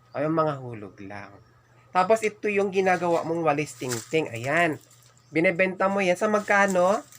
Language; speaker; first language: Filipino; non-native, local second language; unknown